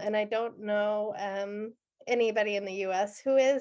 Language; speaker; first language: English; native; English